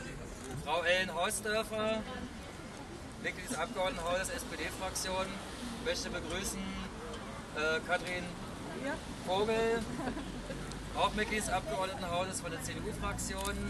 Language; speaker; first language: German; native; German